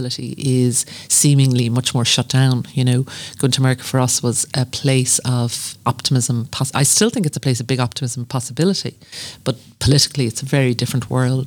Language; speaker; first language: English; native; English